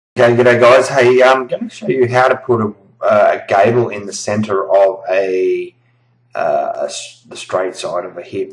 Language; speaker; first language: English; native; English